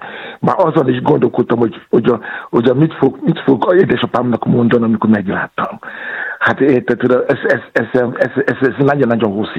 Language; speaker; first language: Hungarian; non-native, fluent; Yoruba